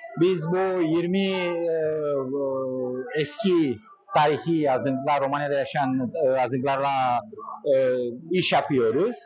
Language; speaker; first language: Turkish; non-native, learner; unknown